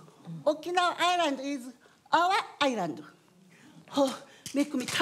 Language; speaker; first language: English; non-native, learner; Japanese